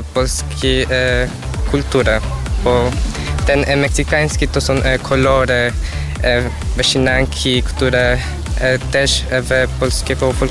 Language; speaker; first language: Polish; non-native, learner; Spanish